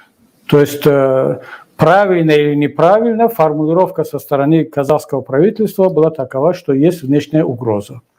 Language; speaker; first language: Russian; non-native, local second language; Tajik